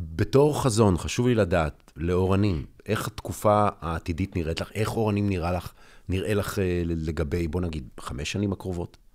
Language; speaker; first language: Hebrew; native; Hebrew